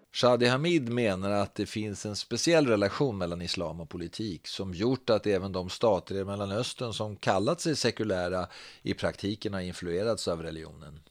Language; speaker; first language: Swedish; native; Swedish